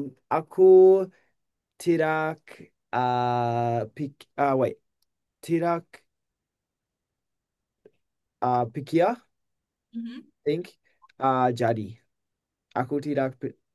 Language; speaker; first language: Indonesian; non-native, learner; English